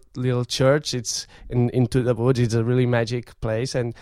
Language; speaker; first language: English; non-native, fluent; Catalan